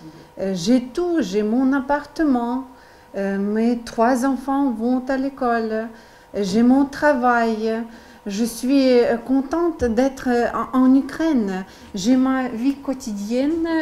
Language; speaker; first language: French; non-native, learner; Ukrainian